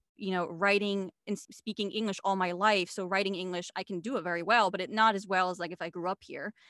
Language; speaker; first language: English; non-native, fluent; German